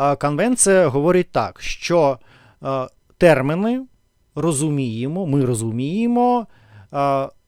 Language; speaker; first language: Ukrainian; non-native, learner; Russian